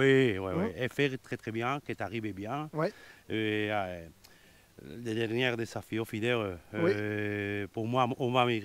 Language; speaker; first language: French; non-native, learner; Spanish